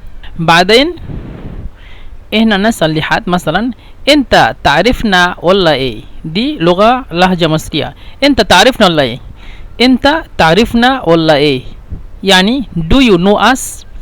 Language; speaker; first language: Arabic; non-native, fluent; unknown